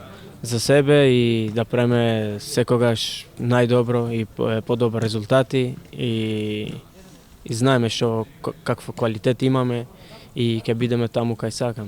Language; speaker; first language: Macedonian; non-native, fluent; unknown